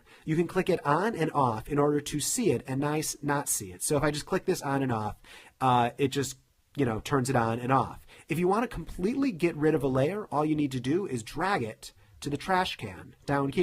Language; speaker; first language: English; native; English